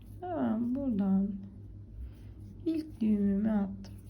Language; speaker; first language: Turkish; native; Turkish